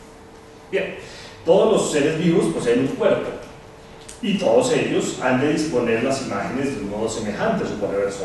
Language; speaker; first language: Spanish; native; Spanish